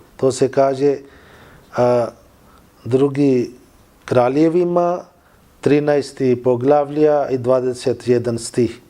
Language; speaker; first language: Bosnian; non-native, learner; Urdu